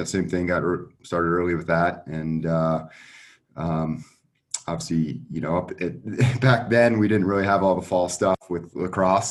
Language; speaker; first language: English; native; English